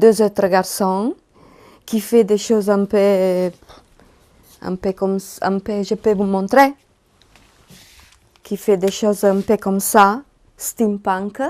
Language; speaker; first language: French; non-native, learner; Italian